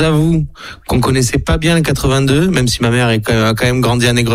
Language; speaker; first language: French; native; French